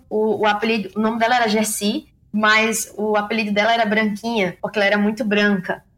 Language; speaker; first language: Portuguese; native; Portuguese